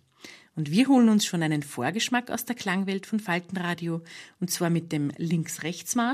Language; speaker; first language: German; native; German